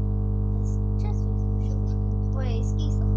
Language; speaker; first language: Russian; non-native, learner; Lithuanian